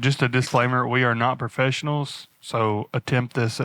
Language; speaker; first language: English; native; English